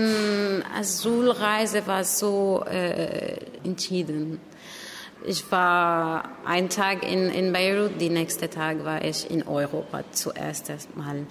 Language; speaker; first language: German; non-native, learner; Arabic